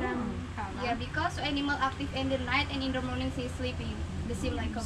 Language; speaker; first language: English; non-native, learner; Indonesian